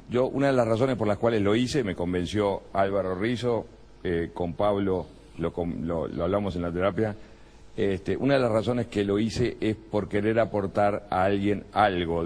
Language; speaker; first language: Spanish; native; Spanish